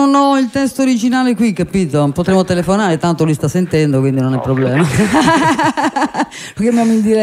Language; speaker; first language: Italian; native; Italian